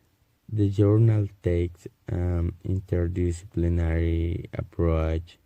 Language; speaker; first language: English; non-native, learner; Spanish